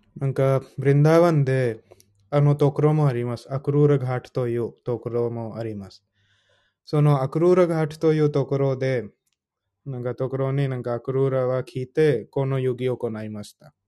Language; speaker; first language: Japanese; non-native, fluent; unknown